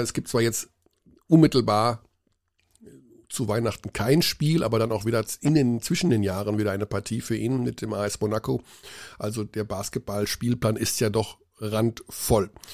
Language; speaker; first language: German; native; German